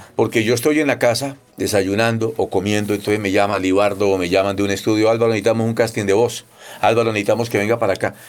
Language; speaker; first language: Spanish; native; Spanish